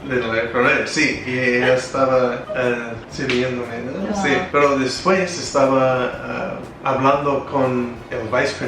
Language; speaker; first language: Spanish; non-native, fluent; English